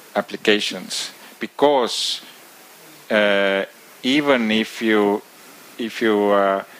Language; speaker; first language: English; non-native, fluent; Estonian